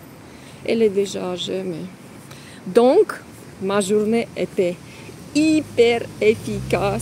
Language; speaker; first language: French; non-native, fluent; Russian